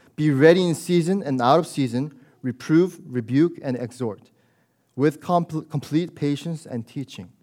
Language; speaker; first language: English; early bilingual, other home language; Korean